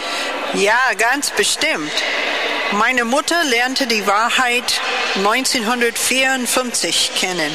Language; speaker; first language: German; non-native, fluent; English